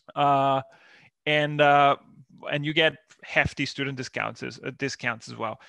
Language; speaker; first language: English; non-native, fluent; Finnish